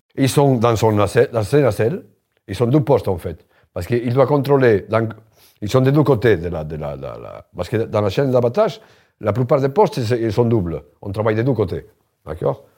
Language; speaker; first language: French; non-native, fluent; Spanish